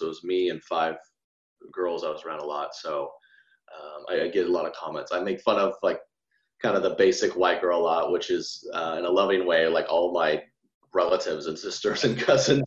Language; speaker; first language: English; native; English